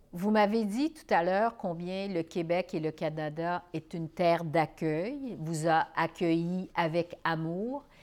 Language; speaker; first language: French; native; French